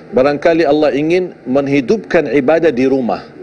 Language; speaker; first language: Indonesian; non-native, fluent; Arabic